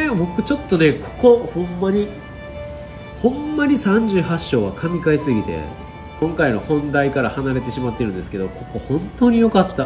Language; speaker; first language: Japanese; native; Japanese